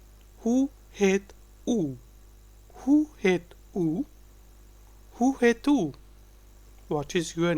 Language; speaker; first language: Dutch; non-native, fluent; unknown